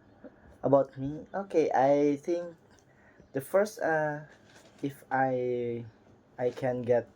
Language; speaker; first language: English; non-native, learner; Indonesian